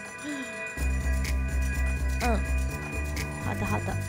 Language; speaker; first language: Chinese; non-native, learner; Korean